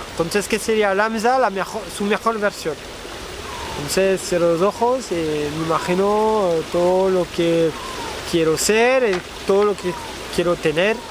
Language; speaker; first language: Spanish; non-native, fluent; French